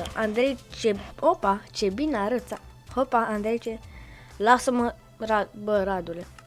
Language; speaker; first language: Romanian; native; Romanian